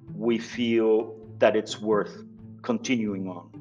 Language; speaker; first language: English; non-native, fluent; Spanish